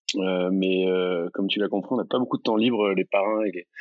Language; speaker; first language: French; native; French